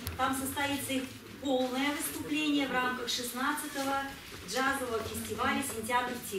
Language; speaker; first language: Russian; native; Russian